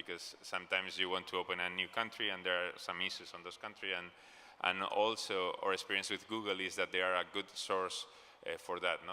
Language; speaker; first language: English; non-native, fluent; Spanish